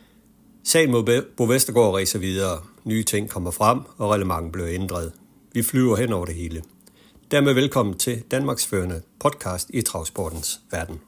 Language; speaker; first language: Danish; native; Danish